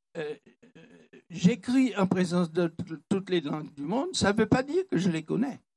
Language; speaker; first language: French; non-native, local second language; Guadeloupean Creole French